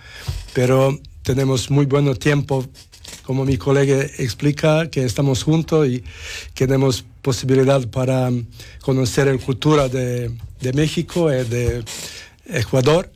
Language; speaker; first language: Spanish; non-native, learner; Serbian